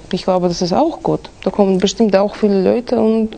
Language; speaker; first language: German; non-native, fluent; Russian